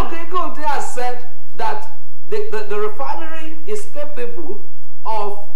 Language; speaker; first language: English; non-native, local second language; Yoruba